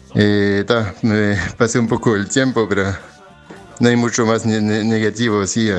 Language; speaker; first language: Spanish; non-native, fluent; French